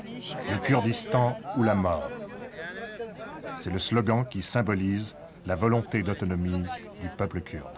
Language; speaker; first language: French; native; French